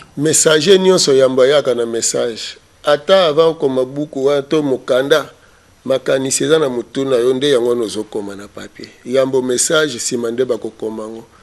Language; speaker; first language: Lingala; non-native, local second language; Kongo